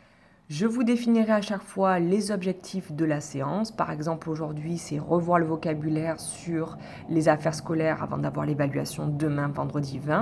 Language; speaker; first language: French; native; French